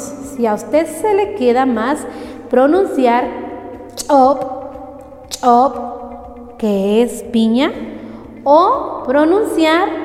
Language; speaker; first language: Spanish; non-native, local second language; Kaqchikel